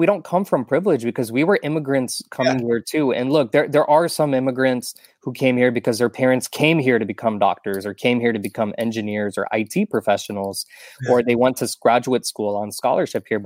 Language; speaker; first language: English; native; English